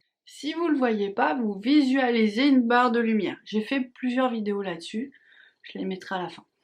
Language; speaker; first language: French; native; French